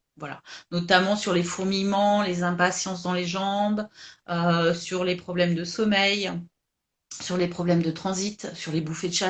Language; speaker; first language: French; native; French